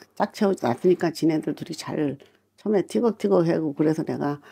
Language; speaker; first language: Korean; native; Korean